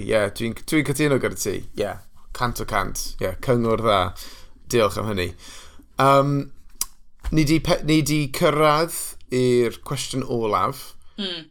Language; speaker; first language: Welsh; non-native, local second language; English